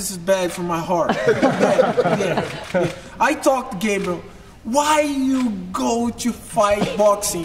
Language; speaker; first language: English; non-native, learner; Portuguese